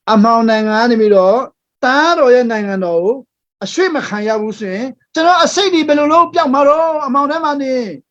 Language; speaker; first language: Burmese; non-native, local second language; Hakha Chin